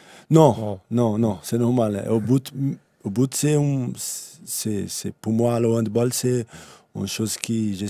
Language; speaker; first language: French; non-native, learner; Portuguese